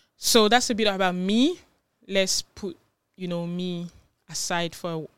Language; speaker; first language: English; non-native, fluent; French